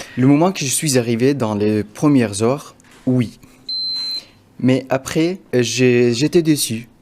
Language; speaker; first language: French; non-native, fluent; Arabic